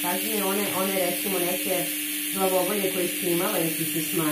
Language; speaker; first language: Serbian; native; Serbian